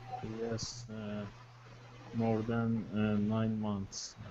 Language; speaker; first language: English; non-native, learner; Turkish